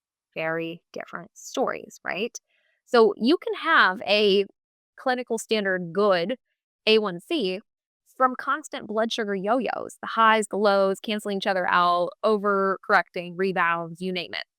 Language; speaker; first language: English; native; English